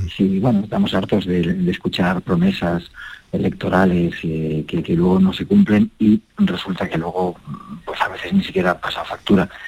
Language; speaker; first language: Spanish; native; Spanish